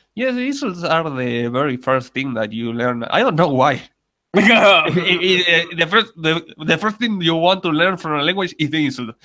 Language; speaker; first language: English; non-native, learner; Spanish